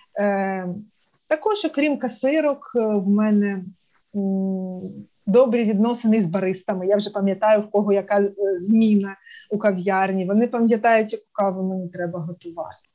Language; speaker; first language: Ukrainian; non-native, local second language; Russian